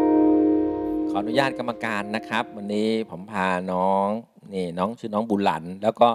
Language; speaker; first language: Thai; native; Thai